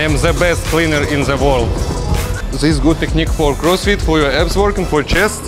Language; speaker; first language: English; non-native, learner; Russian